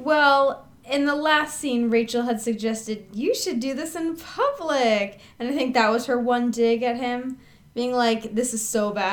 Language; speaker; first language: English; native; English